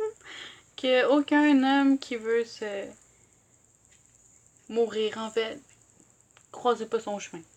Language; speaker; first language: French; native; French